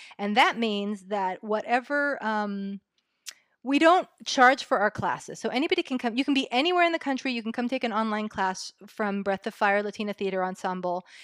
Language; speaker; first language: English; early bilingual, other home language; Spanish